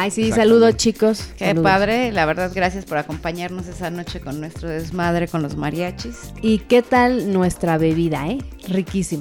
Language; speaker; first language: Spanish; native; Spanish